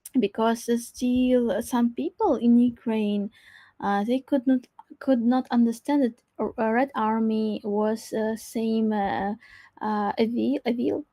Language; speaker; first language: English; non-native, learner; Crimean Tatar